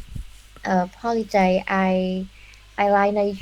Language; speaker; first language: English; non-native, learner; Vietnamese